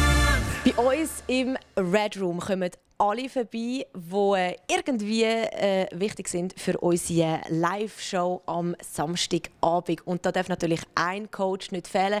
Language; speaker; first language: German; native; German